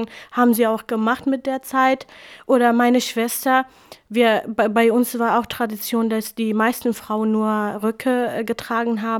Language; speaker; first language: German; non-native, fluent; Kurdish